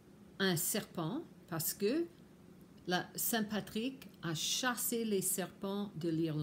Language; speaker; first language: French; non-native, fluent; English